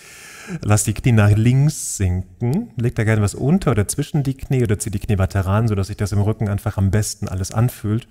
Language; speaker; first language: German; native; German